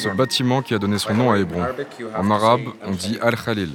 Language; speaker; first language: French; non-native, fluent; Arabic